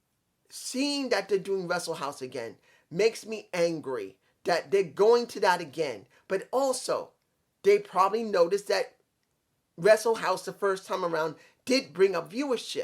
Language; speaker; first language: English; native; English